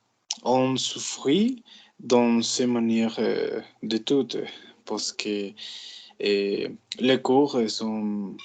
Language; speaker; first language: French; non-native, learner; Spanish